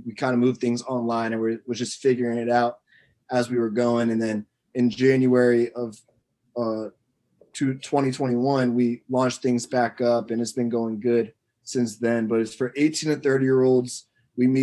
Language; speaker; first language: English; native; English